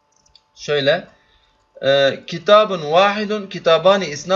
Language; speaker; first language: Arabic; non-native, fluent; Turkish